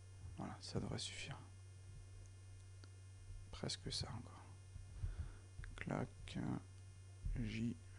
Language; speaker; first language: French; native; French